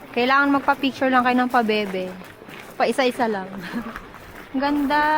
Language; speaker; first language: Filipino; native; Filipino